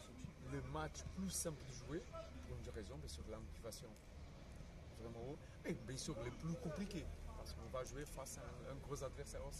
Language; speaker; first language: French; non-native, fluent; Portuguese